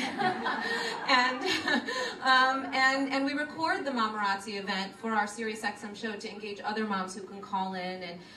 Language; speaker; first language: English; native; English